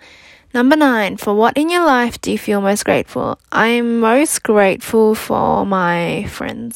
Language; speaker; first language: English; native; English